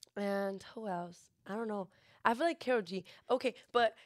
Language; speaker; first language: English; early bilingual, other home language; Spanish